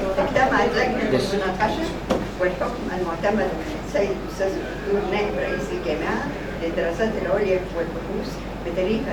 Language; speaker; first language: Arabic; native; Arabic